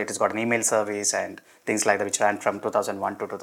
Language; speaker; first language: English; non-native, local second language; Malayalam